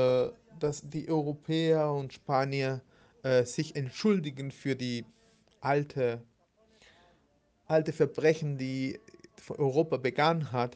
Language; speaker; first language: German; non-native, fluent; Spanish